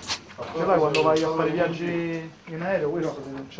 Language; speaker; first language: Italian; native; Italian